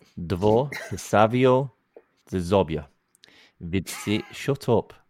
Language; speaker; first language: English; native; English